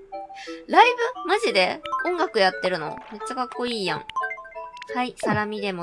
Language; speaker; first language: Japanese; native; Japanese